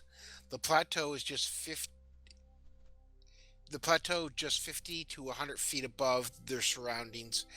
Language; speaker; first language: English; native; English